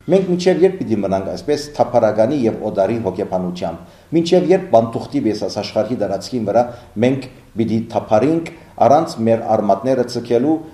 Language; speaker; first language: Armenian; native; Armenian